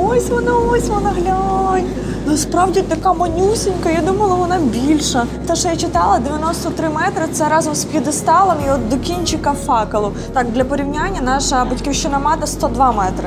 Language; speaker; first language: Ukrainian; native; Ukrainian